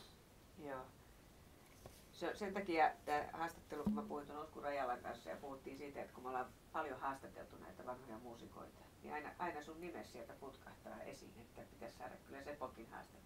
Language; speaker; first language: Finnish; native; Finnish